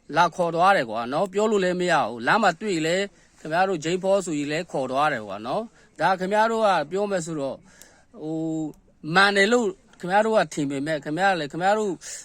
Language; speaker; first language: Burmese; non-native, local second language; Kachin